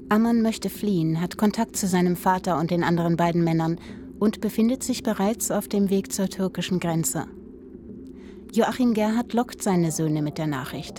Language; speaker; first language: German; native; German